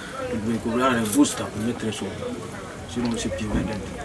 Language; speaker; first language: Italian; non-native, learner; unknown